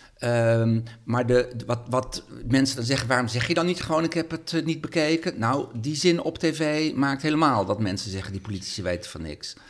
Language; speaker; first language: Dutch; native; Dutch